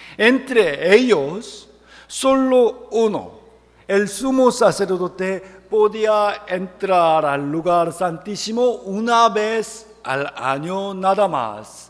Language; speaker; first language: Spanish; non-native, fluent; Korean